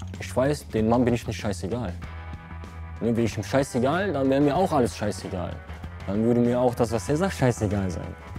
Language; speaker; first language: German; early bilingual, other home language; Bulgarian